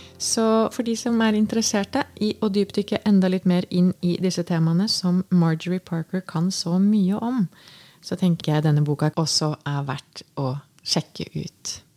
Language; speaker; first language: Norwegian; native; Norwegian